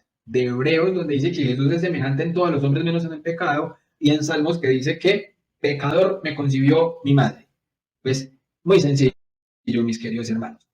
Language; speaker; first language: Spanish; native; Spanish